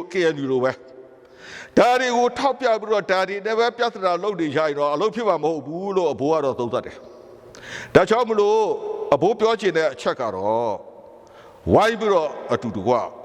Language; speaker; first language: Burmese; non-native, local second language; S'gaw Karen